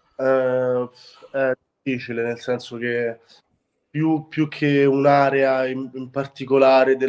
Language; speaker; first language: Italian; native; Italian